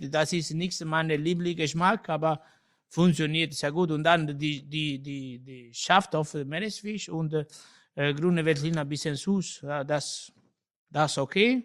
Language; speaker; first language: German; non-native, learner; Italian